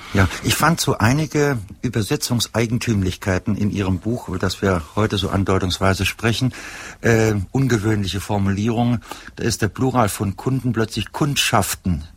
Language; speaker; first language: German; native; German